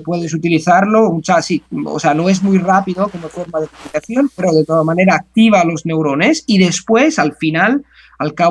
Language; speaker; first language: Spanish; non-native, fluent; Italian